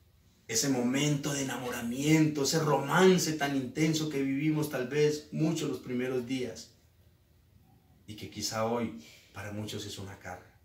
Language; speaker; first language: Spanish; native; Spanish